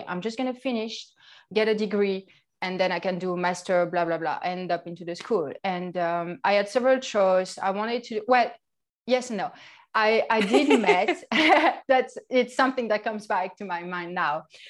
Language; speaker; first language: English; non-native, fluent; French